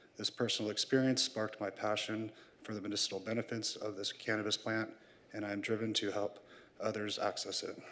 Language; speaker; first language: English; native; English